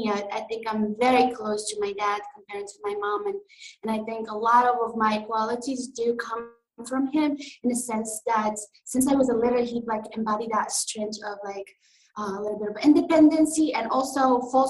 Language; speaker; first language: English; non-native, fluent; Arabic